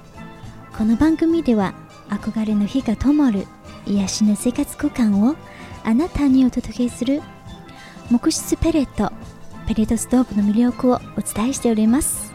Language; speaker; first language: Japanese; non-native, fluent; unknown